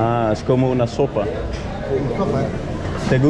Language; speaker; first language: Spanish; non-native, learner; Dutch